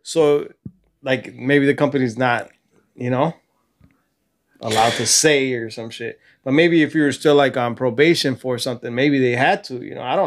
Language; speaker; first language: English; early bilingual, other home language; Spanish